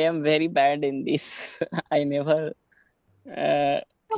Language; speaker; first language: English; non-native, learner; Hindi